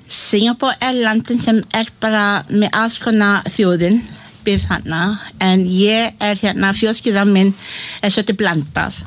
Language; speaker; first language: Icelandic; non-native, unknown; Malay